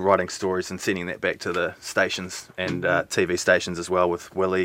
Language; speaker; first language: English; native; English